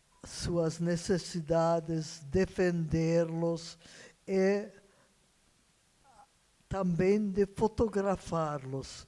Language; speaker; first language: Portuguese; non-native, fluent; Hungarian